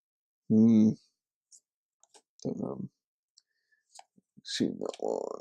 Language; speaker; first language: English; native; English